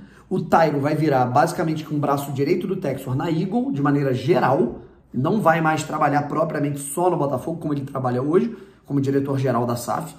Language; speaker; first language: Portuguese; native; Portuguese